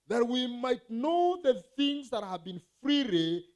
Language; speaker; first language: English; non-native, local second language; Swahili